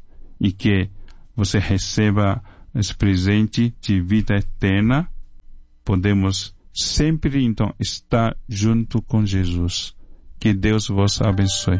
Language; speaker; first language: Portuguese; non-native, fluent; Chinese